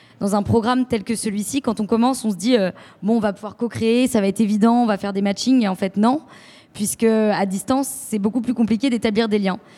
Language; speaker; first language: French; native; French